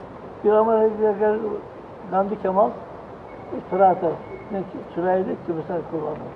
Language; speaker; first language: Turkish; native; Turkish